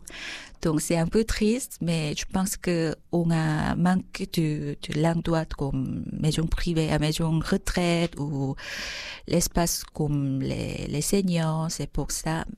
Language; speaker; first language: French; non-native, fluent; Korean